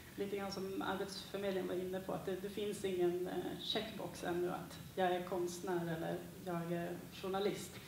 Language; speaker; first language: Swedish; native; Swedish